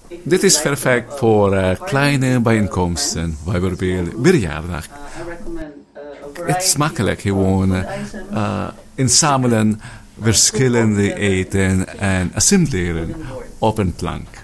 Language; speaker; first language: Dutch; non-native, learner; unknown